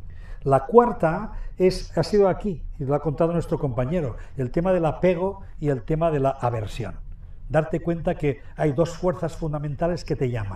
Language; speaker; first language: Spanish; native; Spanish